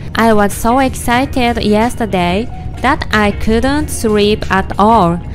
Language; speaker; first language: English; non-native, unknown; Japanese